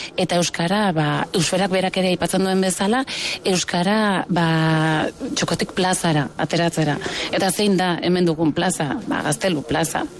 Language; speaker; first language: Basque; non-native, local second language; Spanish